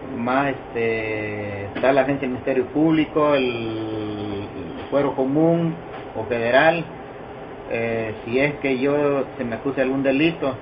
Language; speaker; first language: Spanish; native; Spanish